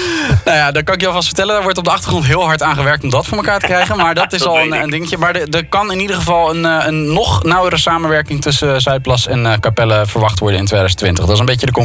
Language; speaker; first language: Dutch; native; Dutch